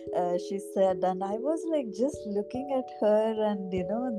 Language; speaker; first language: English; non-native, local second language; Kannada